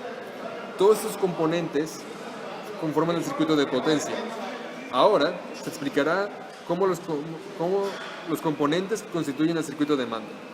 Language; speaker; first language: Spanish; native; Spanish